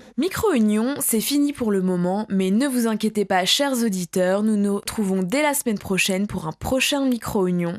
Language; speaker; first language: French; native; French